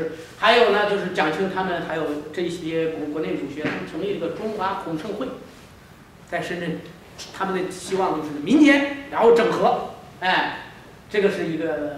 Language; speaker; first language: Chinese; native; Chinese